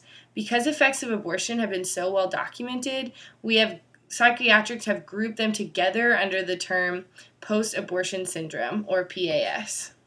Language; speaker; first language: English; native; English